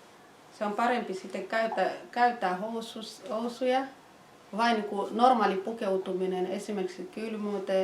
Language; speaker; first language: Finnish; non-native, fluent; Swahili